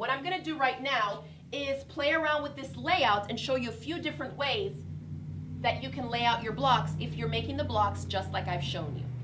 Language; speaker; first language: English; native; English